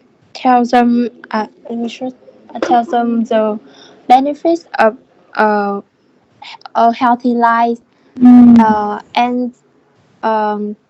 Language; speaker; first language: English; non-native, learner; Vietnamese